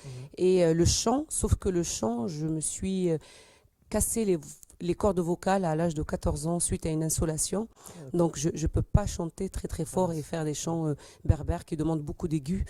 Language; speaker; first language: French; native; French